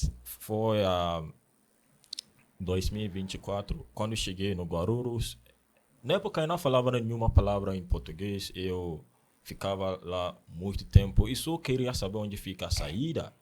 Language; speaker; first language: Portuguese; non-native, learner; Akan